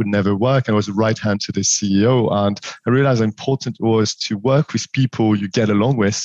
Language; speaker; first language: English; non-native, fluent; French